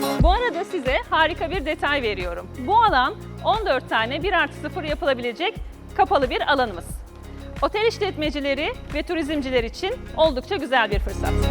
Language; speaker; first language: Turkish; native; Turkish